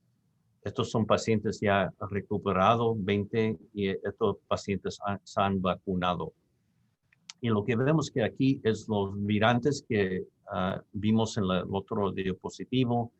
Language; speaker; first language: Spanish; non-native, fluent; English